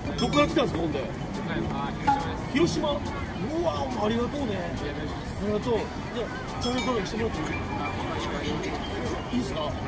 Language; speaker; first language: Japanese; native; Japanese